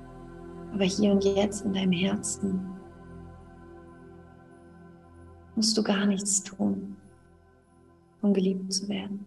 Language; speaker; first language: German; native; German